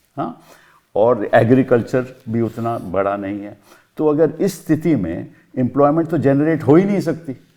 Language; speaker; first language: Hindi; native; Hindi